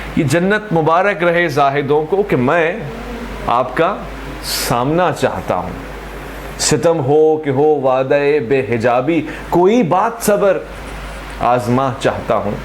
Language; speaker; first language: Urdu; non-native, local second language; Sindhi